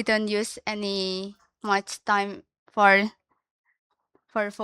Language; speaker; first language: English; non-native, learner; Indonesian